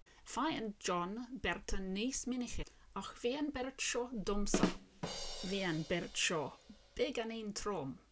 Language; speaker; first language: Irish; non-native, learner; English